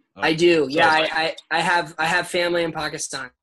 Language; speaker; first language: English; early bilingual, other home language; Urdu